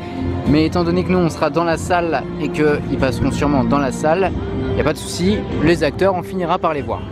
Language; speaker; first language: French; native; French